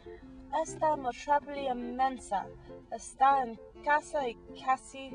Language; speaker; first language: Spanish; non-native, learner; English